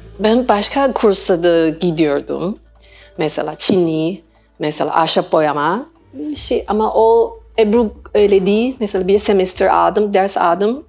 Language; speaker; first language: Turkish; non-native, learner; Chinese